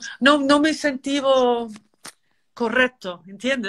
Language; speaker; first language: Spanish; non-native, learner; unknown